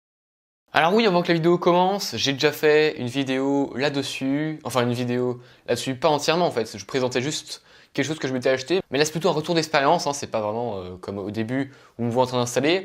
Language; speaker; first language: French; native; French